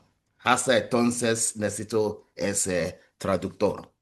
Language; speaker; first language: Spanish; non-native, learner; English